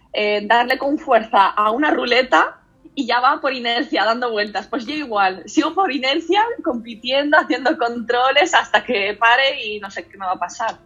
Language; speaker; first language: Spanish; early bilingual, other home language; Russian